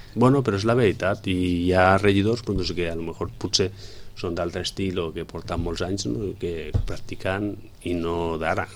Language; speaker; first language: Catalan; non-native, local second language; Spanish